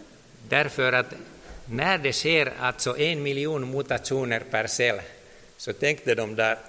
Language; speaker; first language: Swedish; non-native, local second language; Finnish